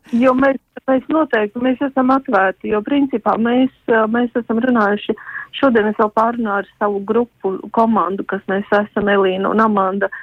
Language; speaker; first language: Latvian; native; Latvian